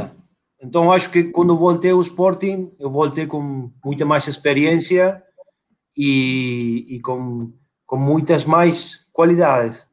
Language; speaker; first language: Portuguese; non-native, fluent; Spanish